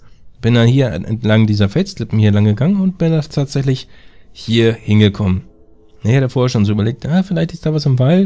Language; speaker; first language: German; native; German